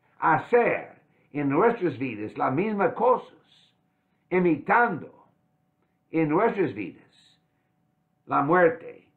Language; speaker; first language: Spanish; non-native, fluent; English